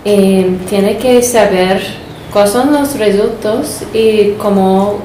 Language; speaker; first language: Spanish; non-native, fluent; English